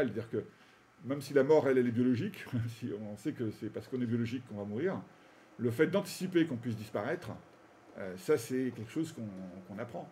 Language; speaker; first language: French; native; French